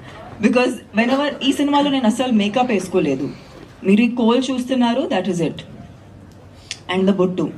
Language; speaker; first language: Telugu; non-native, fluent; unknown